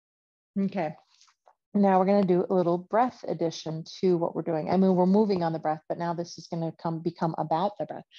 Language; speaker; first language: English; native; English